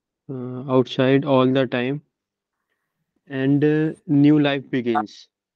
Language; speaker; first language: English; non-native, local second language; Hindi